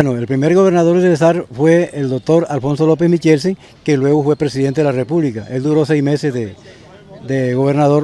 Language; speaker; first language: Spanish; native; Spanish